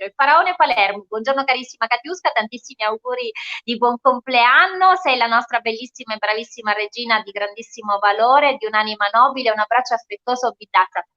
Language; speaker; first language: Italian; native; Italian